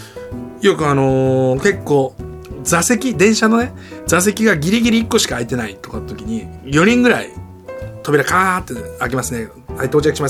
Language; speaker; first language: Japanese; native; Japanese